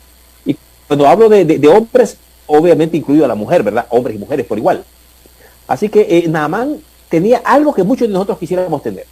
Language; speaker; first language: Spanish; native; Spanish